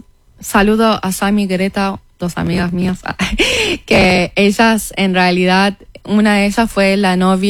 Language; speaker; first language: Spanish; non-native, fluent; Persian